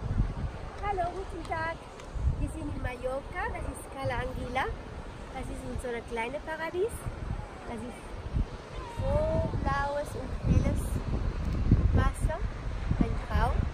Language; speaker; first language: German; non-native, learner; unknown